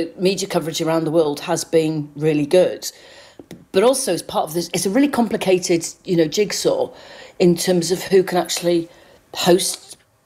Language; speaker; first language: English; native; English